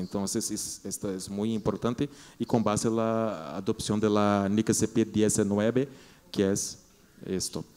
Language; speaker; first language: Spanish; non-native, learner; Portuguese